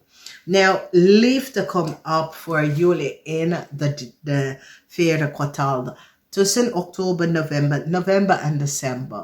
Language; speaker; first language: Dutch; non-native, fluent; English